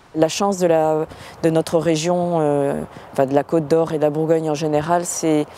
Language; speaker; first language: French; native; French